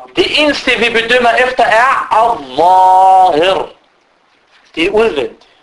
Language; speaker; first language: Danish; early bilingual, other home language; Arabic